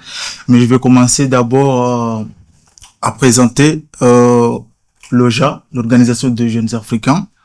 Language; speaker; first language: French; non-native, fluent; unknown